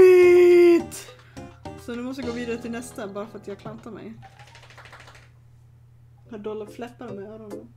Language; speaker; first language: Swedish; native; Swedish